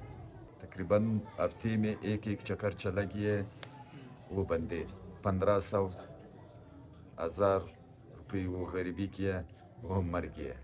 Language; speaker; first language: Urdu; non-native, local second language; Pashto